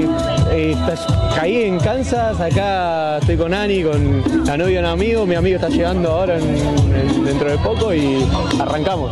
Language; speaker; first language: Spanish; native; Spanish